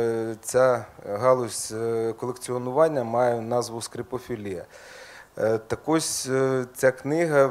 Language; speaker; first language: Ukrainian; native; Ukrainian